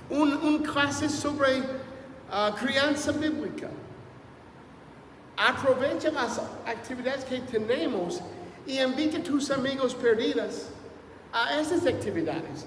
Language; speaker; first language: Spanish; non-native, fluent; English